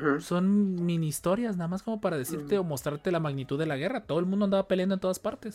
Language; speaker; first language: Spanish; native; Spanish